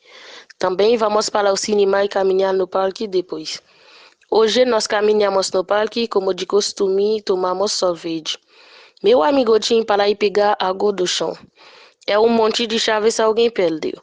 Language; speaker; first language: Portuguese; non-native, learner; Haitian Creole